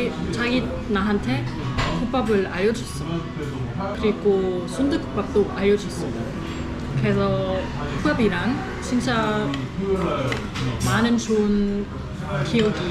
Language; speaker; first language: Korean; non-native, fluent; German